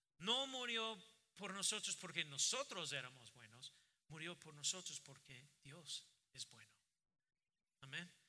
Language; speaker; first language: Spanish; non-native, fluent; English